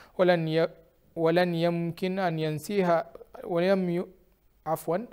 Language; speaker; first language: Arabic; non-native, fluent; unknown